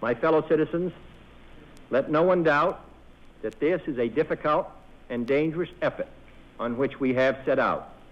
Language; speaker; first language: English; native; English